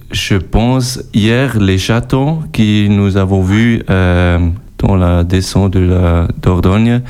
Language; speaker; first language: French; non-native, learner; German